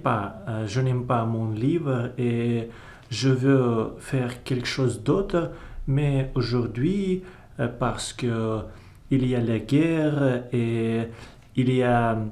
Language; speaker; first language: French; non-native, learner; Russian